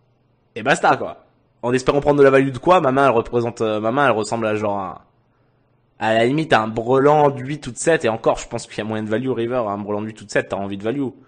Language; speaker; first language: French; native; French